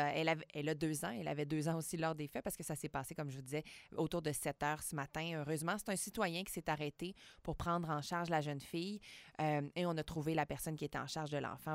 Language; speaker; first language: French; native; French